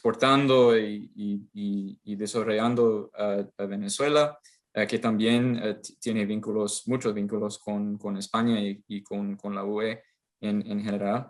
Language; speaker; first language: Spanish; non-native, fluent; English